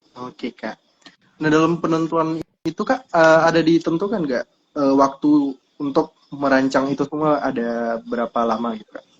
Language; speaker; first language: Indonesian; native; Indonesian